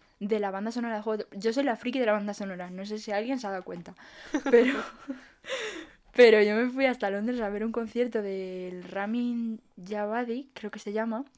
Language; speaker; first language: Spanish; native; Spanish